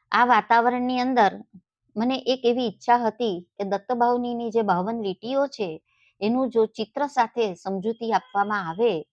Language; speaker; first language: Gujarati; native; Gujarati